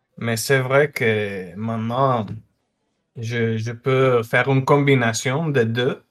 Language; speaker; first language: French; non-native, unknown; Spanish